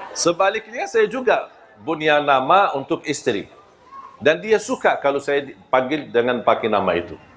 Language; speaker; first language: Malay; non-native, fluent; Arabic